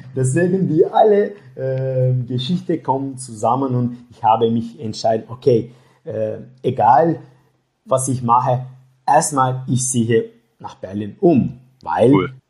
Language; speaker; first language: German; non-native, learner; Turkish